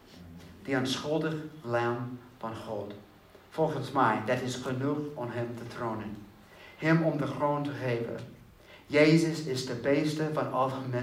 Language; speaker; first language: Dutch; non-native, learner; English